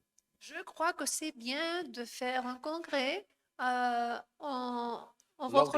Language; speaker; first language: French; non-native, fluent; Spanish